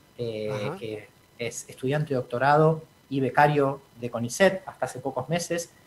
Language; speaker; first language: Spanish; native; Spanish